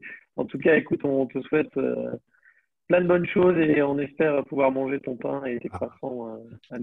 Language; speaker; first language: French; native; French